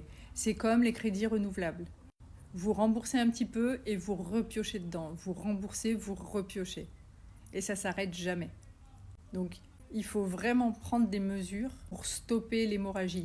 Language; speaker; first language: French; native; French